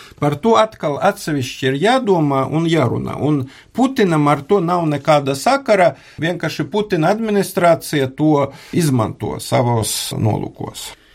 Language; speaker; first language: Latvian; native; Latvian